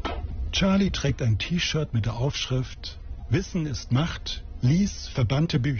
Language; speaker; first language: German; native; German